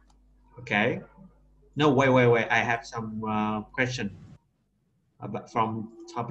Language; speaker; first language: English; non-native, learner; Vietnamese